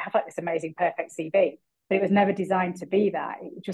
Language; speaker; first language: English; native; English